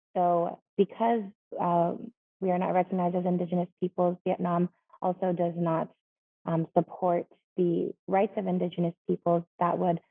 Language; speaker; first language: English; native; English